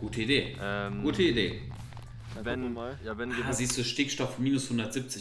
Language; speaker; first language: German; native; German